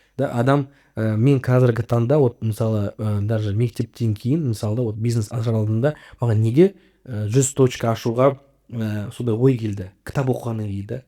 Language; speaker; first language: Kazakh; native; Kazakh